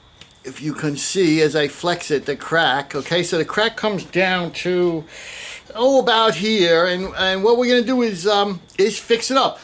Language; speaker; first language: English; native; English